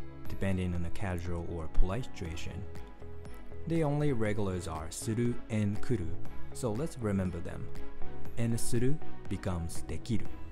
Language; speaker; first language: English; non-native, fluent; Japanese